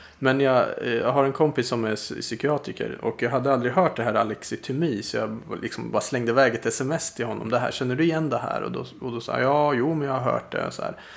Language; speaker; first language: Swedish; native; Swedish